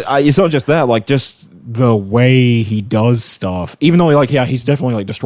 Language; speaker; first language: English; native; English